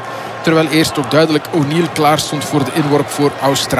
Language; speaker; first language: Dutch; native; Dutch